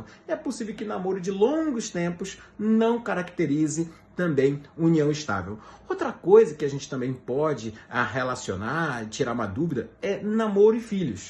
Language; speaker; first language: Portuguese; native; Portuguese